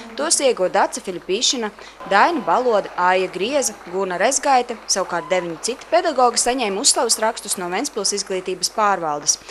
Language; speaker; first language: Latvian; native; Latvian